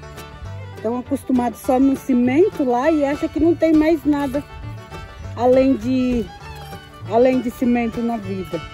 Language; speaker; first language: Portuguese; native; Portuguese